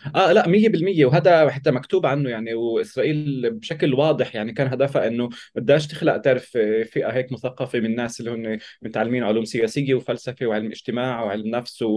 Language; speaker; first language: Arabic; native; Arabic